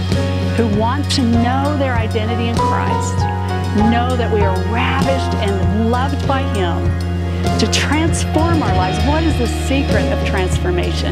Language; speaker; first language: English; native; English